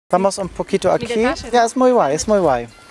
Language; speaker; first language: Spanish; non-native, learner; German